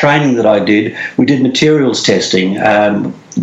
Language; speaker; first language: English; native; English